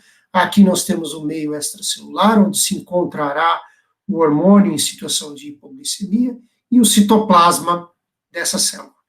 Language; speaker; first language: Portuguese; native; Portuguese